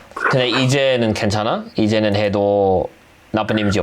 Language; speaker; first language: Korean; non-native, fluent; English